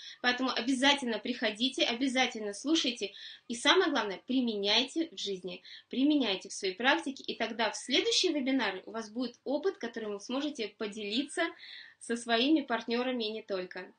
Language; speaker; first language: Russian; native; Russian